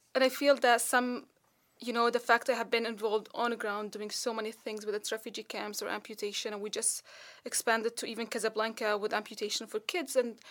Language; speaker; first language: English; non-native, fluent; Arabic